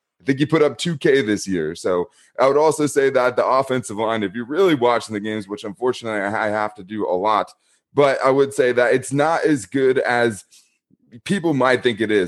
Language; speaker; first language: English; native; English